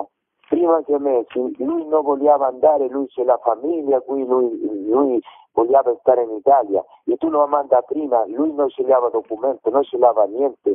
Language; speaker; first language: Italian; non-native, learner; Spanish